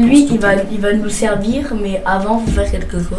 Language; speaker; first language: French; native; French